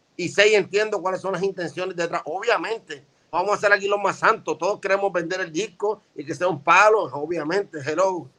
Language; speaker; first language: Spanish; native; Spanish